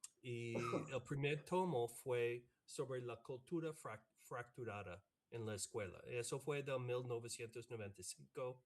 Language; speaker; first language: Spanish; non-native, fluent; English